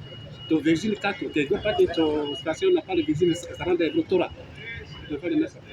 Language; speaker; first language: Greek; non-native, learner; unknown